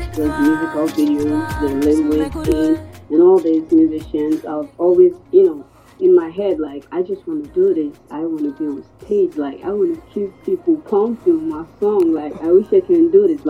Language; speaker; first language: English; non-native, local second language; Krio